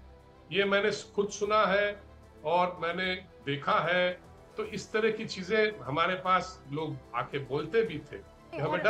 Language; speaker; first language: Hindi; native; Hindi